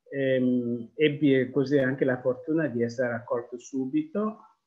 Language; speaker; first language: Italian; non-native, fluent; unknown